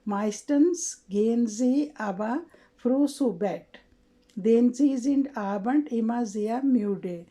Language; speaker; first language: German; non-native, fluent; Urdu